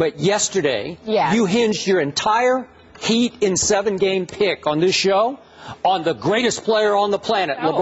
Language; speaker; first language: English; native; English